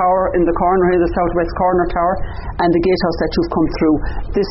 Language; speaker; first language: English; native; English